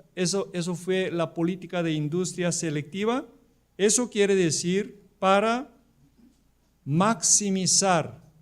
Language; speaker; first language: Spanish; non-native, fluent; Korean